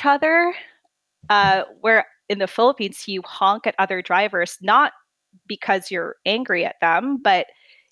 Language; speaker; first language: English; non-native, local second language; Filipino